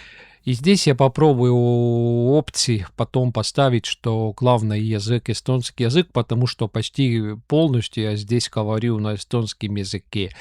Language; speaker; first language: Russian; non-native, local second language; Estonian